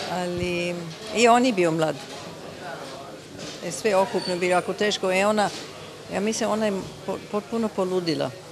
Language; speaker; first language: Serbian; early bilingual, heritage; Serbian